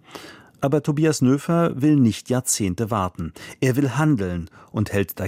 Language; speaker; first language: German; native; German